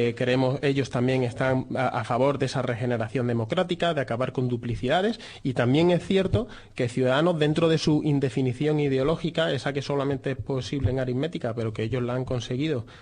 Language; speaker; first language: Spanish; native; Spanish